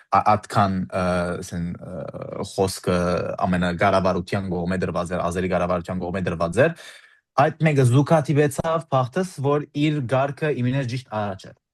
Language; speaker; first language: Armenian; early bilingual, heritage; Armenian